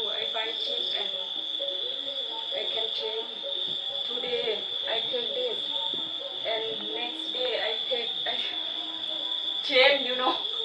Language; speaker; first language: English; non-native, learner; Thai